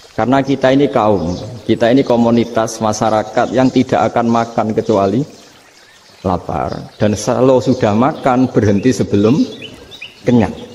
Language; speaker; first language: Indonesian; non-native, local second language; Javanese